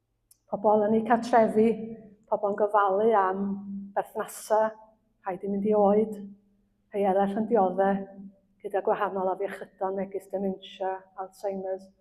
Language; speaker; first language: Welsh; native; Welsh